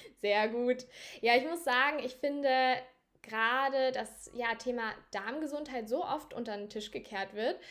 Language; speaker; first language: German; native; German